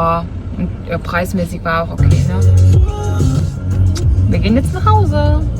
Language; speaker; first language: German; non-native, learner; Mongolian